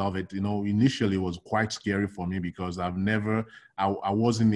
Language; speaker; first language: English; non-native, local second language; Yoruba